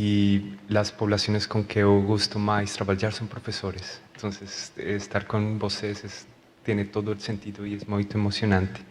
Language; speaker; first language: Portuguese; non-native, learner; Spanish